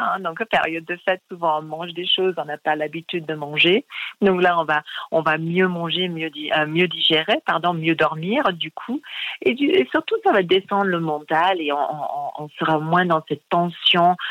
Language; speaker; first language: French; non-native, fluent; English